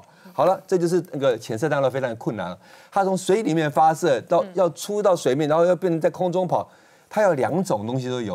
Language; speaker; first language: Chinese; native; Chinese